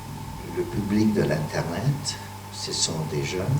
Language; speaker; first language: French; non-native, fluent; Hungarian